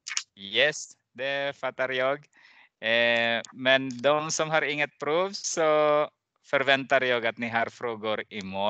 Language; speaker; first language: Swedish; non-native, fluent; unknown